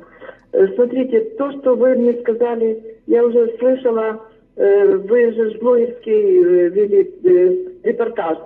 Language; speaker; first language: Russian; non-native, local second language; Ukrainian